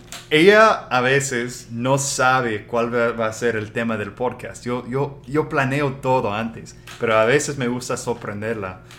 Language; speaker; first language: Spanish; non-native, fluent; English